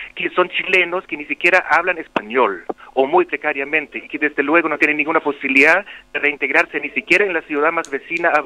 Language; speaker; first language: Spanish; non-native, local second language; German